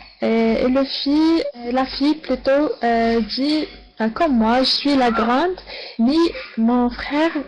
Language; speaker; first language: French; non-native, learner; Arabic